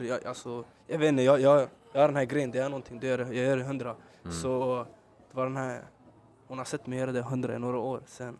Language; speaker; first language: Swedish; early bilingual, other home language; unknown